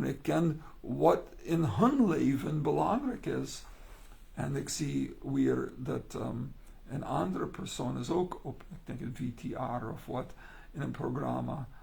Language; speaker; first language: Dutch; non-native, learner; English